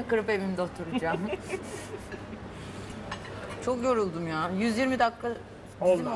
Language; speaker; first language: Turkish; native; Turkish